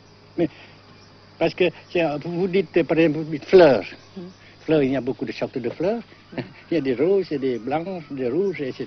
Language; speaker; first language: French; non-native, local second language; Vietnamese